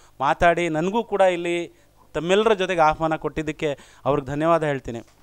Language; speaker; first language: Kannada; non-native, local second language; Lambadi